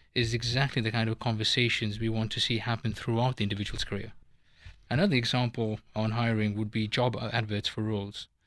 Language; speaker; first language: English; native; English